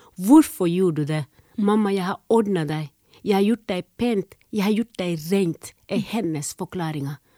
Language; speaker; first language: Norwegian; non-native, fluent; Somali